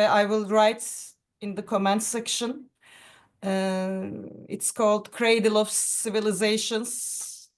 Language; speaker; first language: English; non-native, fluent; Turkish